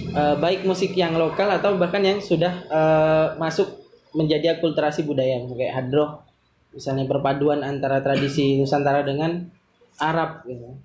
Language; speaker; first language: Indonesian; non-native, local second language; Madurese